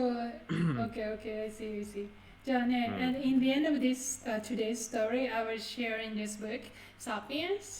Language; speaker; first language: English; non-native, fluent; Japanese